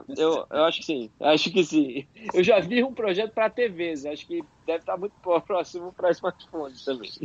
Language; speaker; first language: Portuguese; native; Portuguese